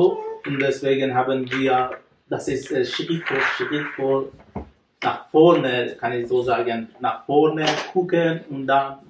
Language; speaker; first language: German; non-native, learner; Persian